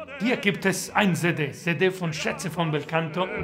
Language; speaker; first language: German; non-native, fluent; Spanish